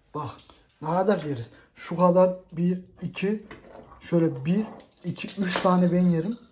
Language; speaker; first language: Turkish; early bilingual, heritage; Turkish